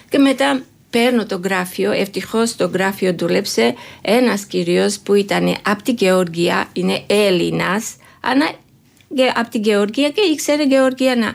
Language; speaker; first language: Greek; non-native, learner; Georgian